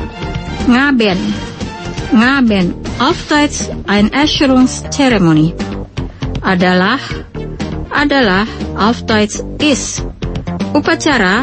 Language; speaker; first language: German; non-native, local second language; Indonesian